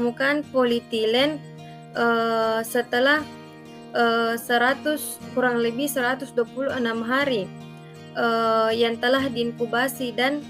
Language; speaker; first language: Indonesian; native; Indonesian